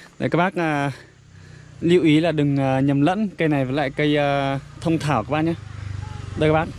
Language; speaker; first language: Vietnamese; non-native, local second language; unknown